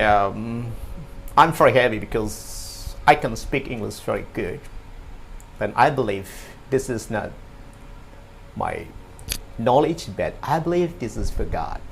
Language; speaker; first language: English; non-native, learner; Indonesian